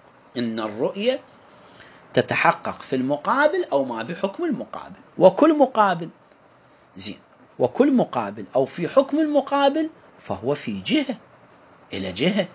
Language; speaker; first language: Arabic; native; Arabic